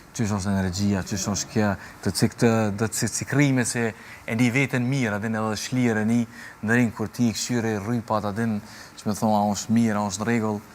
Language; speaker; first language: Albanian; early bilingual, heritage; Albanian